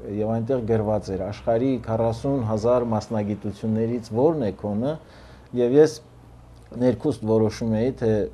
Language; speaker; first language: Armenian; native; Armenian